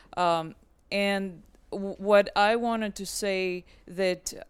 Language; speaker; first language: English; non-native, fluent; Russian